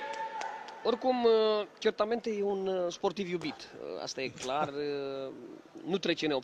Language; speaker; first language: Romanian; native; Romanian